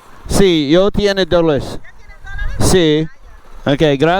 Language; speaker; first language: Spanish; non-native, learner; English